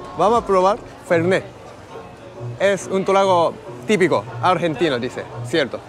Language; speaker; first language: Spanish; non-native, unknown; Japanese